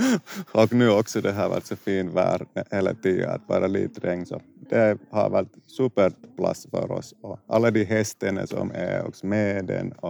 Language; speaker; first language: Swedish; non-native, local second language; Finnish